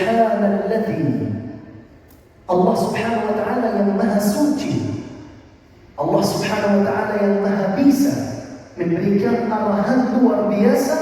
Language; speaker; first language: Indonesian; non-native, fluent; Arabic